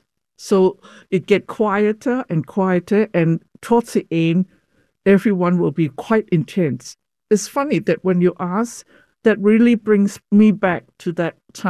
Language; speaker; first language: English; non-native, fluent; Cantonese